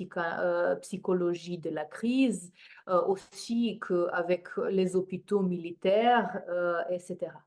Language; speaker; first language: French; non-native, fluent; Slovenian